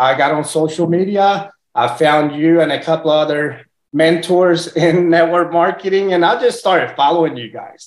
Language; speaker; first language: English; early bilingual, other home language; Spanish